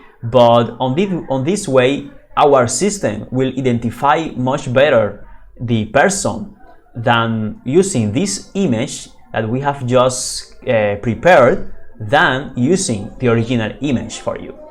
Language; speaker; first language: English; non-native, fluent; Spanish